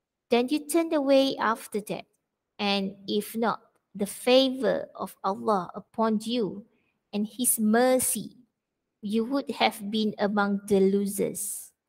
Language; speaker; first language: English; non-native, local second language; Malay